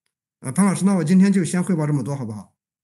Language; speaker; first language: Chinese; native; Chinese